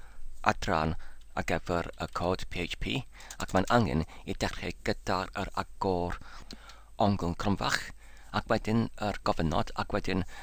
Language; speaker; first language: Welsh; non-native, learner; English